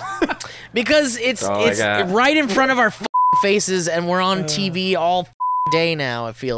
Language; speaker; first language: English; native; English